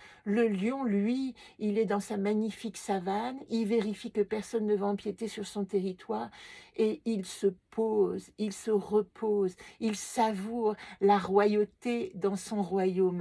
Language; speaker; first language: French; native; French